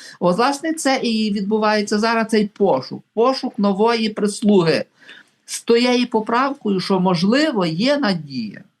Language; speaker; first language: Ukrainian; native; Ukrainian